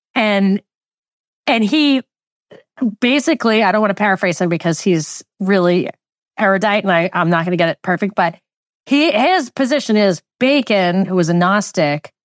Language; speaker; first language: English; native; English